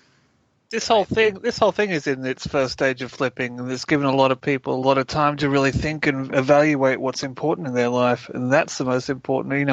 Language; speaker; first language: English; native; English